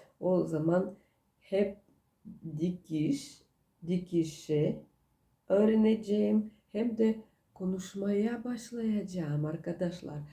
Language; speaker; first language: Turkish; non-native, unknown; Russian